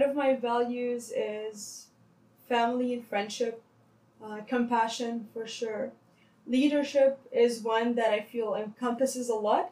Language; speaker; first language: English; non-native, fluent; Arabic